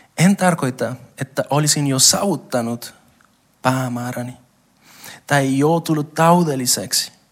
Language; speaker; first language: Finnish; non-native, fluent; Spanish